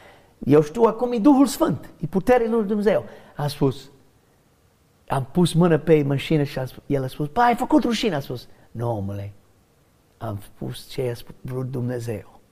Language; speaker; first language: Romanian; non-native, fluent; English